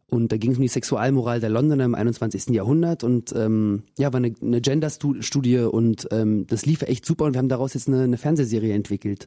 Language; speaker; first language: German; early bilingual, other home language; Russian